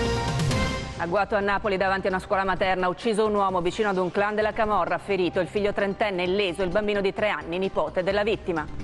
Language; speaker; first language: Italian; native; Italian